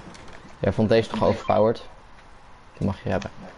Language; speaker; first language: Dutch; native; Dutch